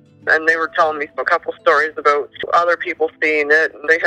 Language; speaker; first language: English; native; English